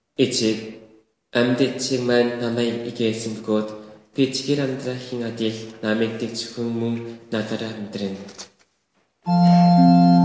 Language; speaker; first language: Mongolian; non-native, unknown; Korean